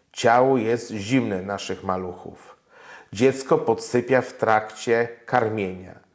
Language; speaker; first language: Polish; native; Polish